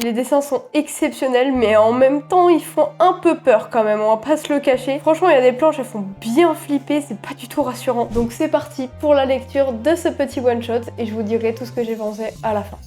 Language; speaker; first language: French; native; French